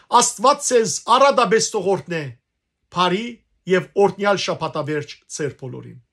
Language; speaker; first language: Armenian; native; Armenian